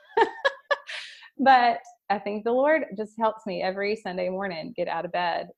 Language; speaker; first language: English; native; English